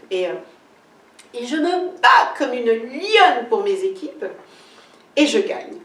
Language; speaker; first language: French; early bilingual, other home language; Kabuverdianu